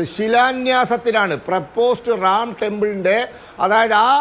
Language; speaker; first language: Malayalam; native; Malayalam